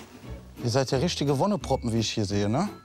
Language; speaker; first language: German; native; German